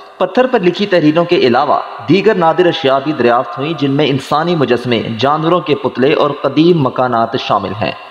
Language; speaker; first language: Urdu; native; Urdu